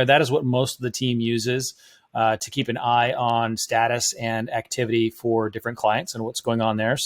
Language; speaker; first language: English; native; English